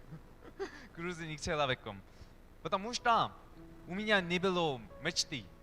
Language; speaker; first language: Russian; non-native, learner; Korean